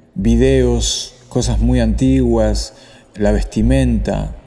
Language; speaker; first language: Spanish; native; Spanish